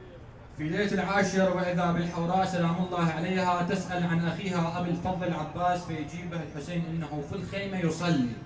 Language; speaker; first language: Arabic; native; Arabic